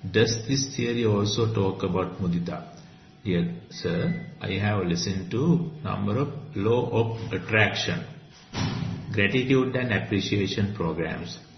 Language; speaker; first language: English; non-native, local second language; Sinhala